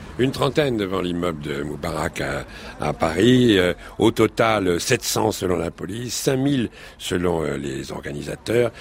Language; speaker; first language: French; native; French